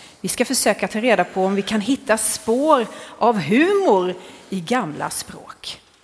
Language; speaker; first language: Swedish; native; Swedish